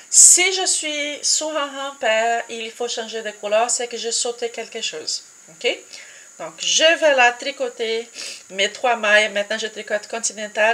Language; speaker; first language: French; non-native, fluent; Portuguese